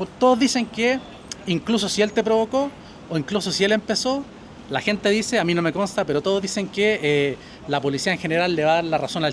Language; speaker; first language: Spanish; native; Spanish